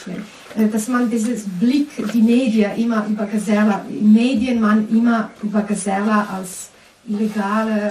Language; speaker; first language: German; non-native, fluent; Serbian